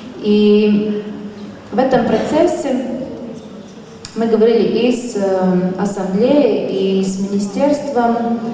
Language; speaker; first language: Russian; non-native, local second language; Latvian